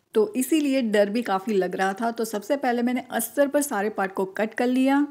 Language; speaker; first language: Hindi; non-native, local second language; Gujarati